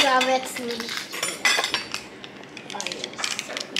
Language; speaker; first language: German; native; German